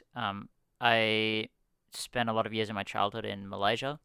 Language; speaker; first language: English; native; English